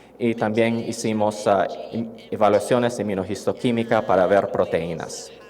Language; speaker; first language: Spanish; non-native, fluent; English